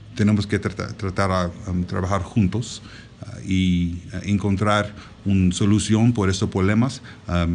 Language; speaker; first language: Spanish; non-native, learner; English